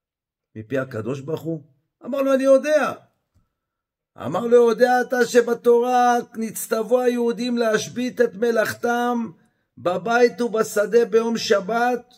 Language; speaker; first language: Hebrew; native; Hebrew